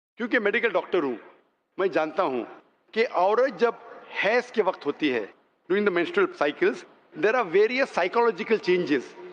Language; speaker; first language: Hindi; non-native, local second language; Konkani